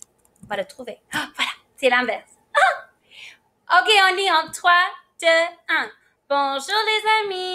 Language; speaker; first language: French; non-native, fluent; English